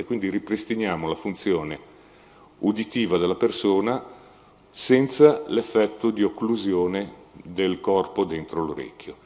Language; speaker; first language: Italian; native; Italian